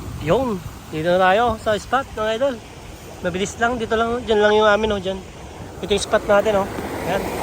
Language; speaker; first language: Filipino; non-native, local second language; Iloko